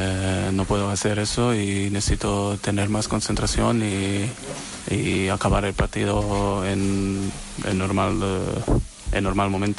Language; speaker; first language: Spanish; non-native, learner; Slovenian